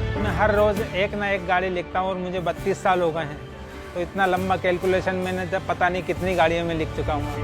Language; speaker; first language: Hindi; non-native, local second language; Marathi